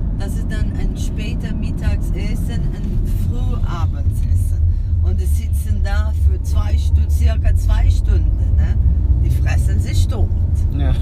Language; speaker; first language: German; non-native, fluent; Portuguese